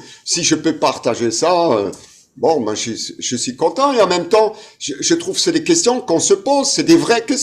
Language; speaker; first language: French; non-native, fluent; German